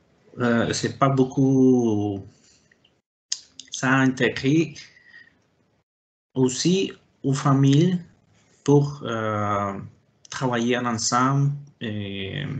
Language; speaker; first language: French; non-native, learner; Spanish